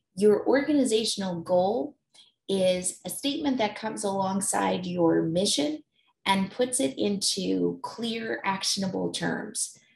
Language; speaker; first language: English; native; English